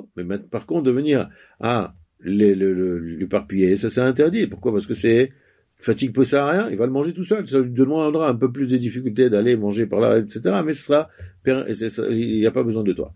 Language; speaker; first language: French; native; French